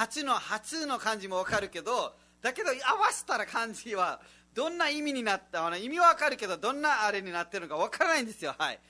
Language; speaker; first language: Japanese; non-native, fluent; Nepali